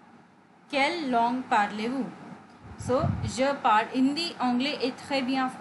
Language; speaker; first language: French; non-native, fluent; Hindi